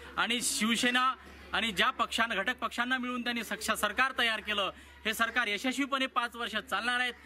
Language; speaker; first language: Marathi; non-native, local second language; Lambadi